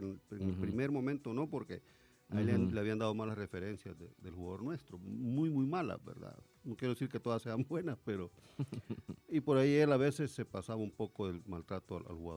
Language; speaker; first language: Spanish; native; Spanish